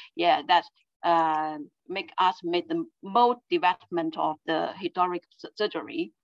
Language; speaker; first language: English; non-native, fluent; Chinese